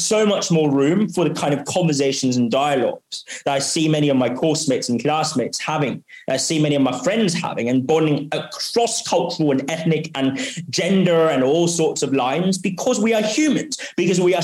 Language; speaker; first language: English; non-native, local second language; Cantonese